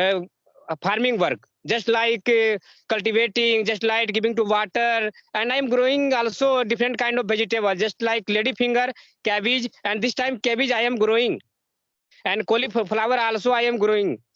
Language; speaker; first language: English; non-native, learner; Hindi